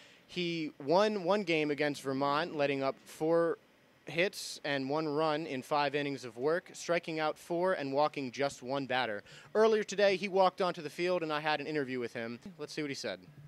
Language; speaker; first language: English; native; English